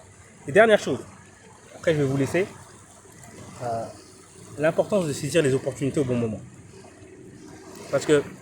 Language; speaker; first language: French; native; French